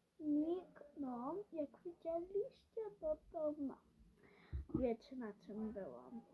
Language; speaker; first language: Polish; early bilingual, heritage; Polish